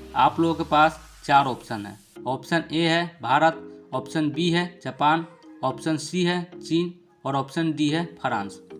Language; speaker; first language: Hindi; native; Hindi